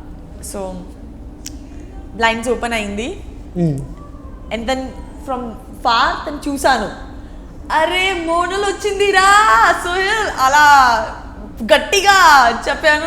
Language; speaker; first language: Telugu; non-native, learner; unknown